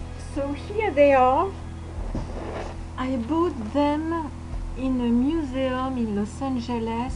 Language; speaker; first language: English; non-native, fluent; French